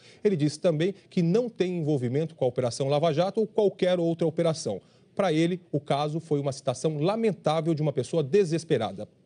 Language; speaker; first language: Portuguese; native; Portuguese